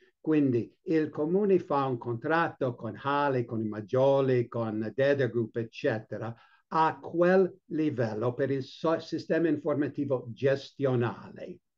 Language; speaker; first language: Italian; non-native, fluent; English